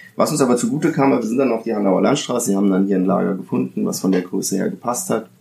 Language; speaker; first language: German; early bilingual, other home language; Italian